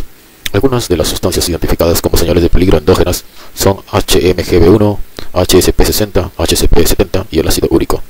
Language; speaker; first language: Spanish; native; Spanish